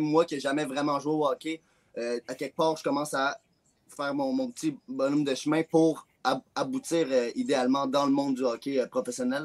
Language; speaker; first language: French; native; French